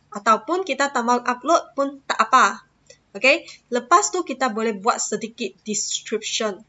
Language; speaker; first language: Malay; non-native, local second language; Chinese